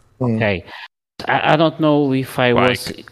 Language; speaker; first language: English; non-native, learner; Portuguese